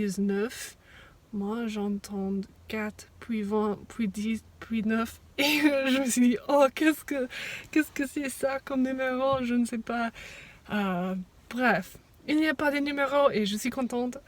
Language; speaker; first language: French; non-native, fluent; English